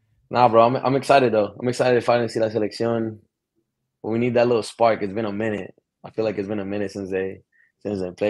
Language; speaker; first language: English; early bilingual, other home language; Spanish